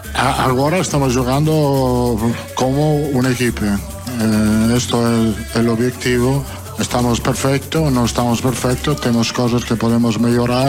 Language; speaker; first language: Portuguese; non-native, fluent; Italian